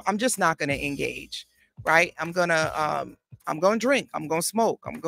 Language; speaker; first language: English; native; English